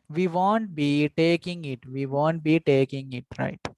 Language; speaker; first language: English; non-native, local second language; Sinhala